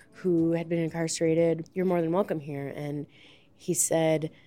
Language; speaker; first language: English; native; English